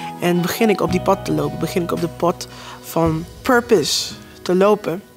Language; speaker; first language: Dutch; non-native, local second language; Papiamento